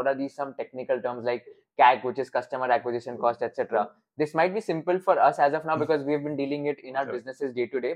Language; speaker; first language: English; non-native, local second language; Hindi